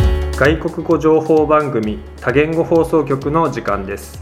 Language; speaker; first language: Japanese; native; Japanese